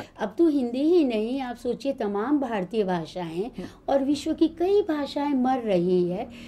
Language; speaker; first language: Hindi; native; Hindi